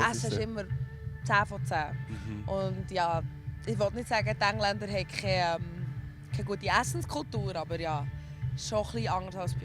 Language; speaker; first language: German; early bilingual, other home language; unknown